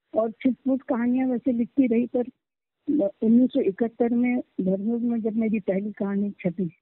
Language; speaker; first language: Hindi; non-native, local second language; Marathi